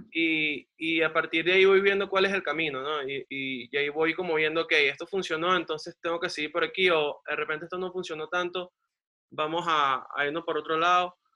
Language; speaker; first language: Spanish; native; Spanish